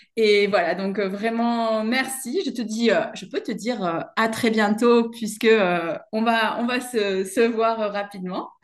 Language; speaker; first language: French; native; French